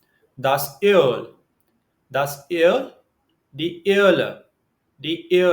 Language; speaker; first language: German; non-native, learner; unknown